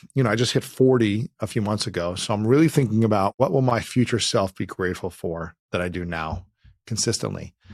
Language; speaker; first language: English; native; English